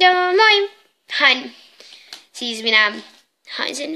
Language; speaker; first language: Finnish; native; Finnish